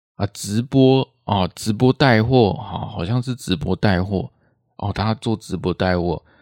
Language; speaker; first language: Chinese; native; Chinese